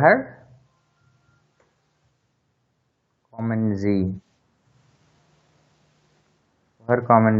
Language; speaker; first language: German; non-native, fluent; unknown